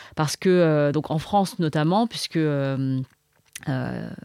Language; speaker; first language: French; native; French